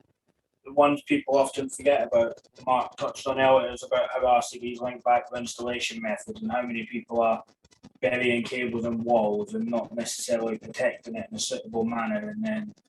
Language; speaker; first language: English; native; English